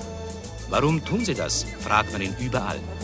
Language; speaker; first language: German; native; German